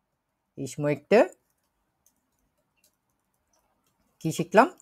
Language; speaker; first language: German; non-native, fluent; Bangla